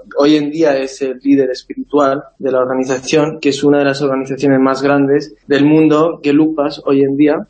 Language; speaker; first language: Spanish; non-native, fluent; Tibetan